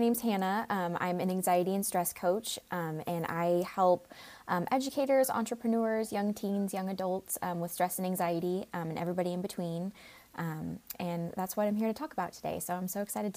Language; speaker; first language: English; native; English